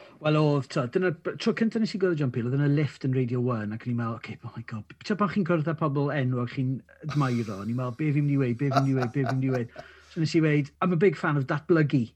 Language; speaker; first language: Welsh; native; Welsh